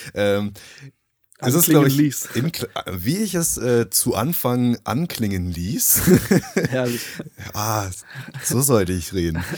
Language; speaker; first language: German; early bilingual, other home language; Nepali